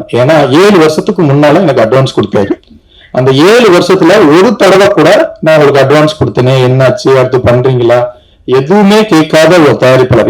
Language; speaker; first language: Tamil; native; Tamil